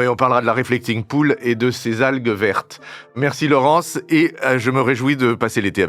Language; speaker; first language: French; native; French